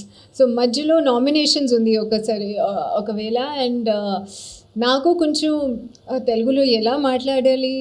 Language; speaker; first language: Telugu; non-native, learner; Hindi